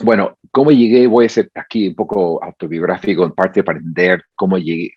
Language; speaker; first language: Spanish; non-native, fluent; English